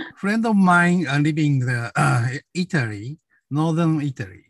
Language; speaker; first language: English; non-native, learner; Japanese